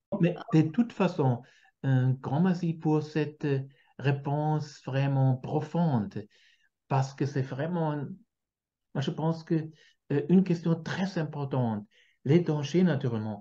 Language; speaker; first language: French; non-native, fluent; German